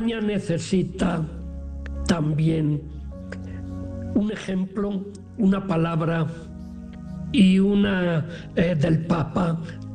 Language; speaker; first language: Spanish; native; Spanish